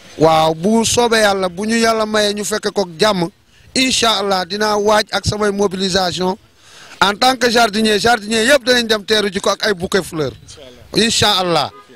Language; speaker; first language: Wolof; non-native, local second language; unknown